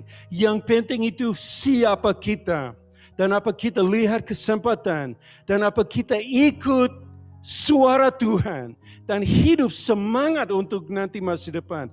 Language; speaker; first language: Indonesian; non-native, learner; English